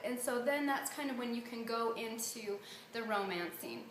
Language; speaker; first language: English; native; English